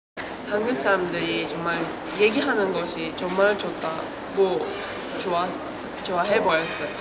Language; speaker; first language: Korean; non-native, learner; Japanese